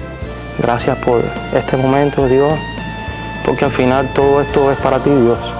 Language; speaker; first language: Spanish; native; Spanish